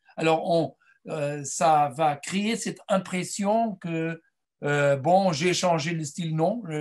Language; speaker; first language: French; non-native, fluent; Portuguese